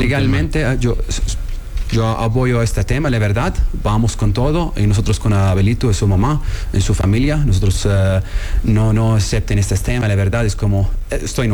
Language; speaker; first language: Spanish; non-native, learner; Arabic